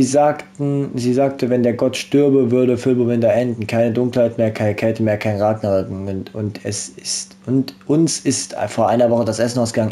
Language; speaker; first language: German; native; German